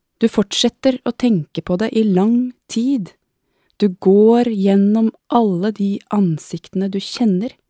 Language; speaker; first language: Norwegian; native; Norwegian